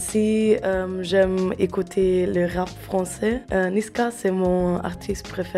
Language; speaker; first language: French; non-native, learner; German